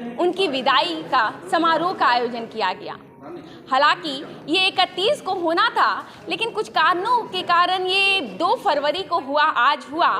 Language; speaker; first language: Hindi; native; Hindi